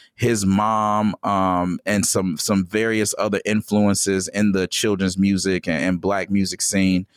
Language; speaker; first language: English; native; English